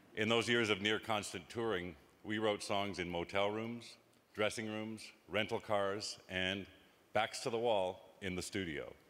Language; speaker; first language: English; native; English